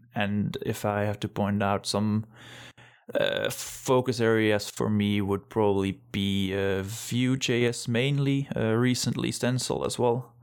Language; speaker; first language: English; non-native, fluent; Dutch